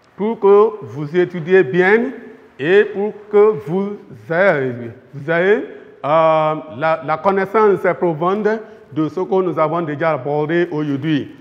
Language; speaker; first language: French; non-native, fluent; Yoruba